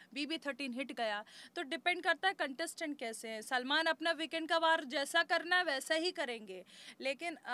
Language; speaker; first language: Hindi; native; Hindi